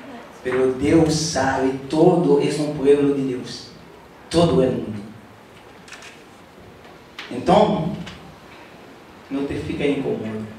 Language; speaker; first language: Portuguese; non-native, learner; Haitian Creole